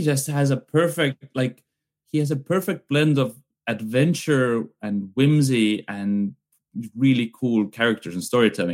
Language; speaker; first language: English; non-native, fluent; Estonian